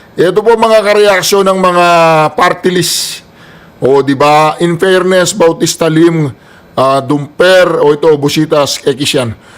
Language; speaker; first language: Filipino; native; Filipino